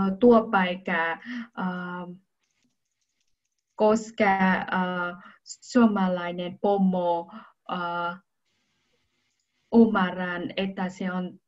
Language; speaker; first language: Finnish; non-native, learner; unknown